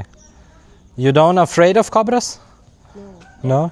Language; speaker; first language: English; non-native, learner; Lithuanian